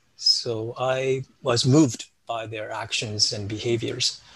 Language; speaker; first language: English; non-native, fluent; Japanese